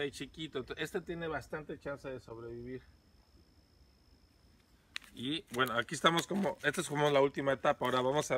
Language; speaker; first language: Spanish; native; Spanish